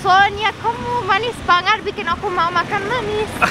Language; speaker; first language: Indonesian; non-native, learner; English